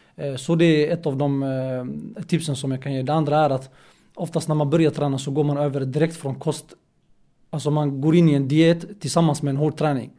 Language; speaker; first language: Swedish; early bilingual, other home language; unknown